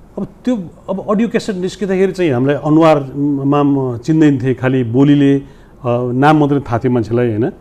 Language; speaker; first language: Nepali; non-native, local second language; Newari